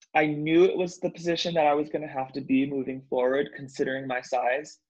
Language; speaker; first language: English; native; English